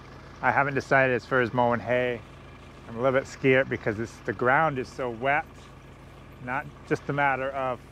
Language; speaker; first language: English; native; English